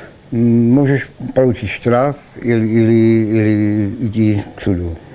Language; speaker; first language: Russian; non-native, learner; Czech